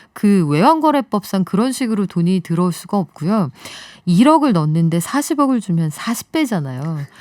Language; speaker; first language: Korean; native; Korean